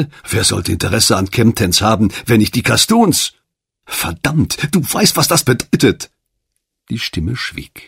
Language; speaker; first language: German; native; German